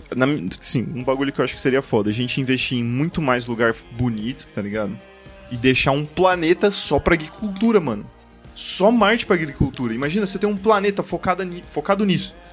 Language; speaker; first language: Portuguese; native; Portuguese